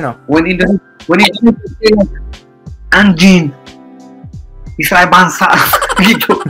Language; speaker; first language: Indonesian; non-native, fluent; Hebrew